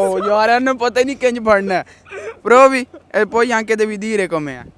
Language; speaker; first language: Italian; non-native, learner; Urdu